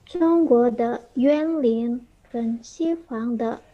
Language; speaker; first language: Chinese; non-native, learner; Indonesian